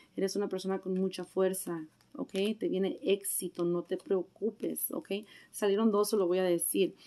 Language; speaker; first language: Spanish; early bilingual, heritage; Spanish